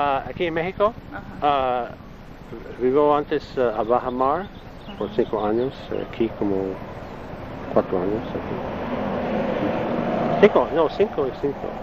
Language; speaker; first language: Spanish; non-native, learner; Italian